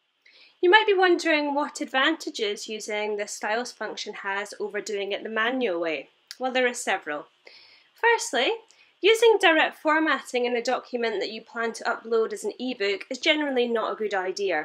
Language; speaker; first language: English; native; English